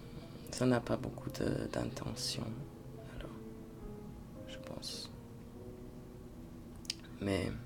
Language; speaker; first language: French; non-native, fluent; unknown